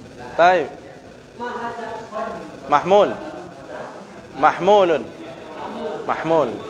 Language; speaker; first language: Arabic; non-native, fluent; Indonesian